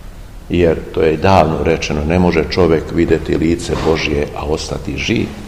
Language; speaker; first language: Serbian; native; Serbian